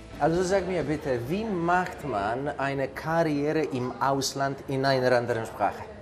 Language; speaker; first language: German; non-native, fluent; Polish